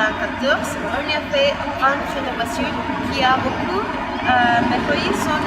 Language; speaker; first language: French; non-native, learner; Spanish